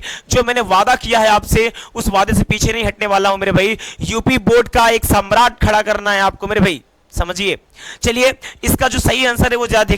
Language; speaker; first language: Hindi; native; Hindi